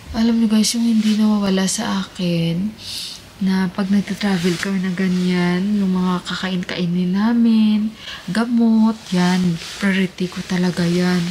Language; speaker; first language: Filipino; native; Filipino